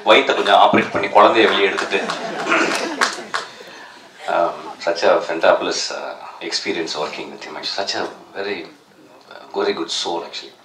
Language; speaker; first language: Tamil; native; Tamil